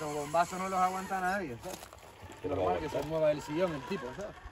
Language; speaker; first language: Spanish; native; Spanish